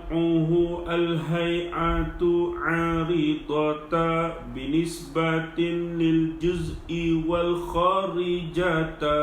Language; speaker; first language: Arabic; non-native, fluent; Malay